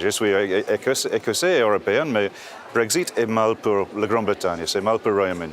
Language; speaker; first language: French; non-native, fluent; English